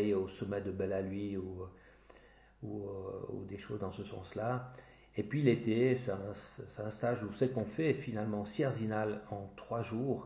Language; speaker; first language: French; native; French